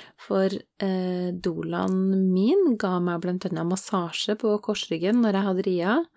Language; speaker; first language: Norwegian; native; Norwegian